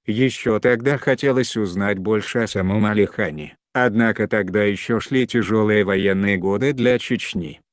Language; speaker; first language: Russian; non-native, local second language; Chechen